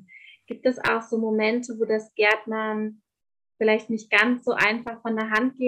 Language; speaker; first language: German; native; German